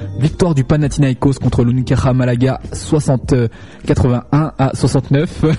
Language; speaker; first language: French; native; French